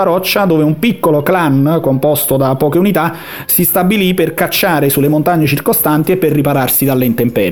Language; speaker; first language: Italian; native; Italian